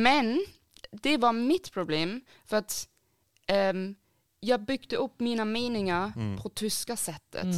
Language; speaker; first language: Swedish; non-native, fluent; German